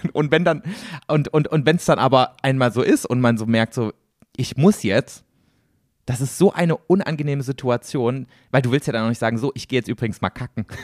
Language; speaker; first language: German; native; German